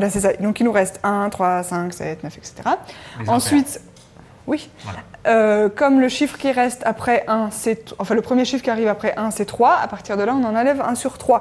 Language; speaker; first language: French; native; French